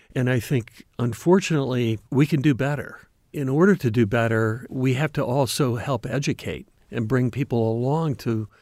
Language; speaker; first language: English; native; English